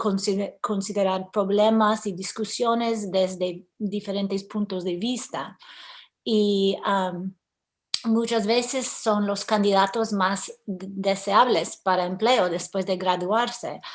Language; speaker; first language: Spanish; early bilingual, heritage; English